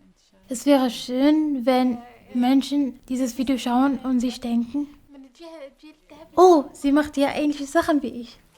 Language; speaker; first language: German; non-native, fluent; Kurdish